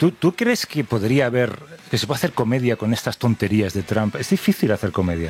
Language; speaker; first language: Spanish; native; Spanish